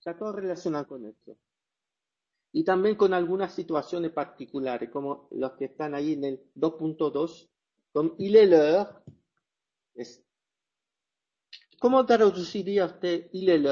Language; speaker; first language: Spanish; non-native, fluent; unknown